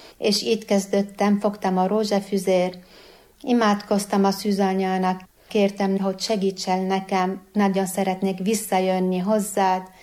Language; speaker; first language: Hungarian; non-native, fluent; Arabic